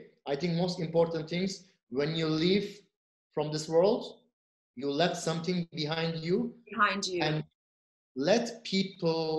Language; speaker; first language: English; non-native, fluent; Turkish